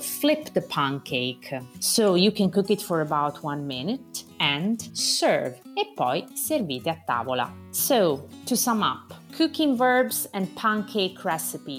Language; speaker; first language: English; non-native, fluent; Italian